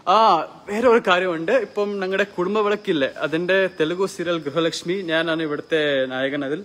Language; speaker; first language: Malayalam; early bilingual, heritage; Malayalam